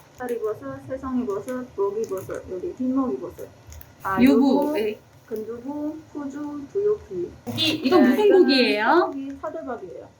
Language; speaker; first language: Korean; early bilingual, heritage; Korean